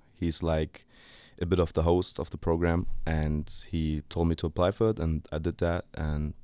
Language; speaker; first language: English; non-native, fluent; German